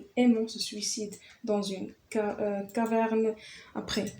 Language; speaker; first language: French; non-native, local second language; Arabic